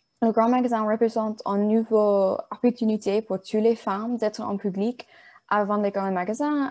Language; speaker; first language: French; non-native, learner; English